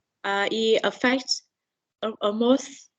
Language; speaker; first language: English; non-native, learner; Vietnamese